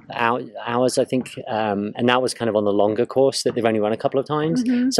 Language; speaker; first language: English; native; English